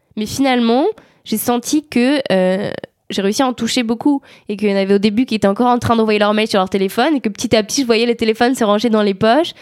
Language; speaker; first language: French; native; French